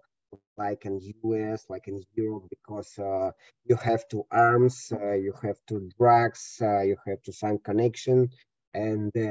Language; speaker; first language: English; non-native, learner; Russian